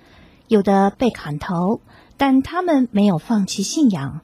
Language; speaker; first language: Chinese; native; Chinese